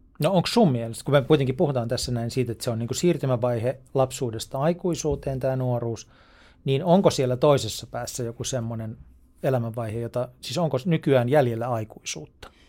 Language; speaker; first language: Finnish; native; Finnish